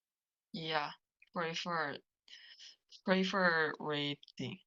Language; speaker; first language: English; non-native, learner; Chinese